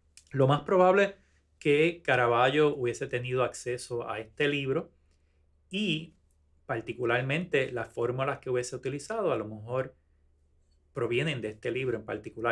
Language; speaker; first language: Spanish; native; Spanish